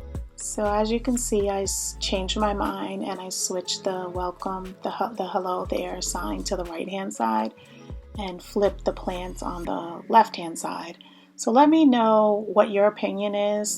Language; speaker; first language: English; native; English